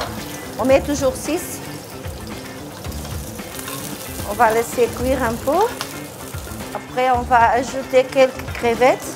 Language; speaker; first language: French; non-native, fluent; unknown